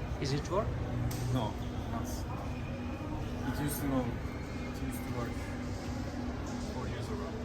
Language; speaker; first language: English; non-native, learner; Turkish